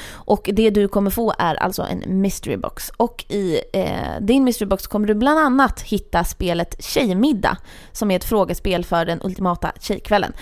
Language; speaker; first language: Swedish; native; Swedish